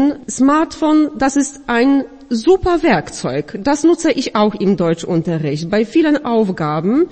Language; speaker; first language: German; non-native, fluent; Polish